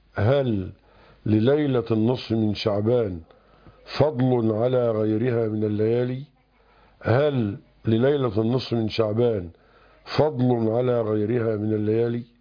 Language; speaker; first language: Arabic; native; Arabic